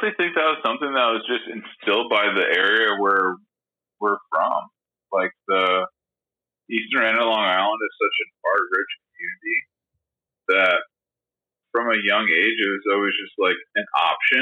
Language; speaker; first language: English; native; English